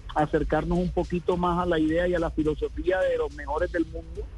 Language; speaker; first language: Spanish; native; Spanish